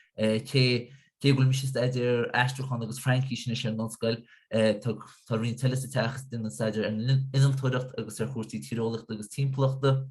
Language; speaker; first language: Irish; native; Irish